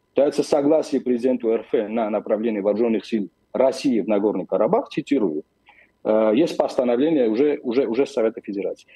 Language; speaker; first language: Russian; non-native, local second language; Armenian